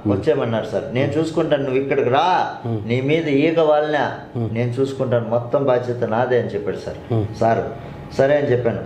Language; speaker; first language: Telugu; native; Telugu